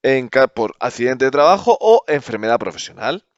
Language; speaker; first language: Spanish; native; Spanish